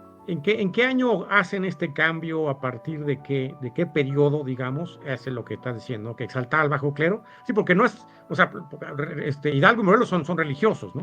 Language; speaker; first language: Spanish; native; Spanish